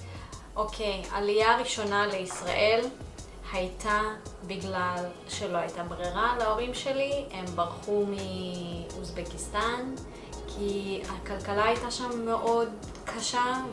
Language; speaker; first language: Hebrew; early bilingual, other home language; Russian